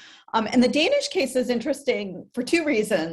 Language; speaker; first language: English; native; English